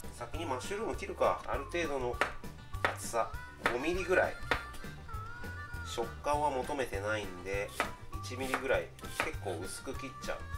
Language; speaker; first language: Japanese; native; Japanese